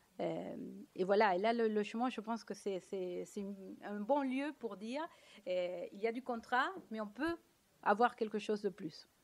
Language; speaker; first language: French; non-native, fluent; Spanish